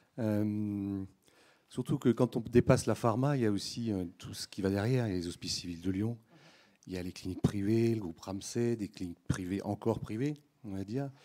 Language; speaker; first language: French; native; French